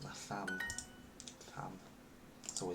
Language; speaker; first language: French; non-native, learner; English